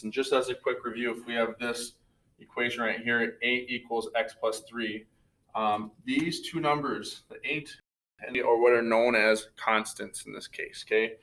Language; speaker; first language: English; native; English